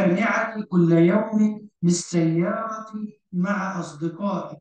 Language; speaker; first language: Arabic; non-native, learner; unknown